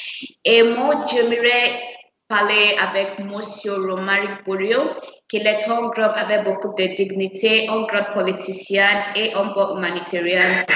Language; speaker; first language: French; non-native, learner; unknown